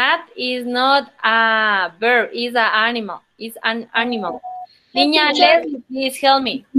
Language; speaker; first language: English; non-native, local second language; Spanish